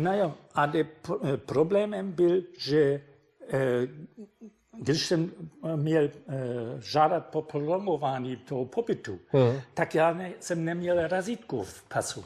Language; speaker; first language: Czech; non-native, fluent; German